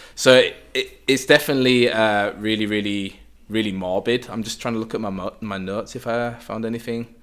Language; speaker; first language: English; native; English